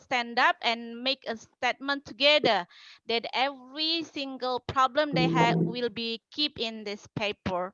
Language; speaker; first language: English; non-native, learner; Indonesian